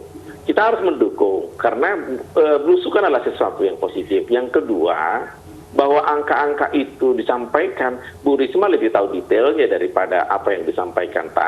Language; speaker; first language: Indonesian; native; Indonesian